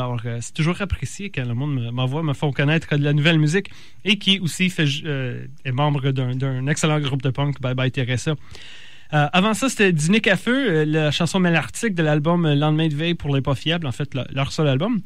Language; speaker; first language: French; native; French